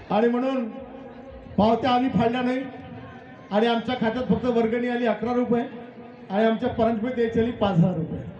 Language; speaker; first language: Marathi; native; Marathi